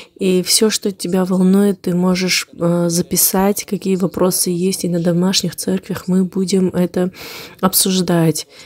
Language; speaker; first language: Russian; non-native, local second language; Armenian